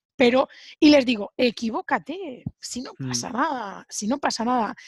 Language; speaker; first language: Spanish; native; Spanish